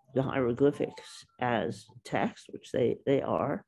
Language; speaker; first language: English; native; English